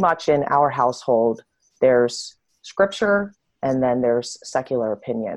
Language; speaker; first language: English; native; English